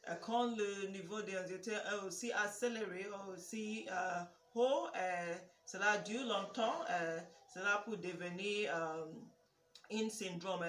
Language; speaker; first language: French; non-native, learner; English